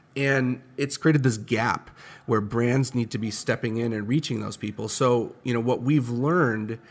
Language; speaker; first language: English; native; English